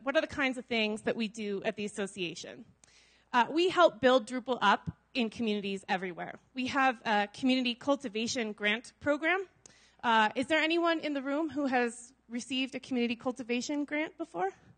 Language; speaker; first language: English; native; English